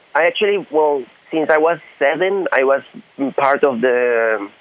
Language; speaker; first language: English; non-native, fluent; Spanish